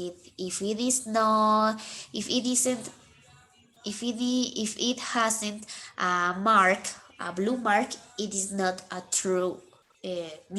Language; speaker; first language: English; non-native, fluent; Spanish